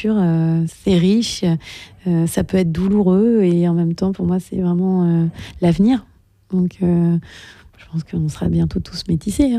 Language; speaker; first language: French; native; French